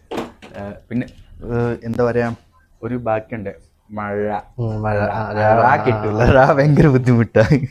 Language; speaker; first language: Malayalam; non-native, local second language; Punjabi